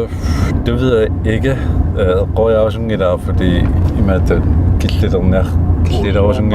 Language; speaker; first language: Danish; non-native, local second language; Kalaallisut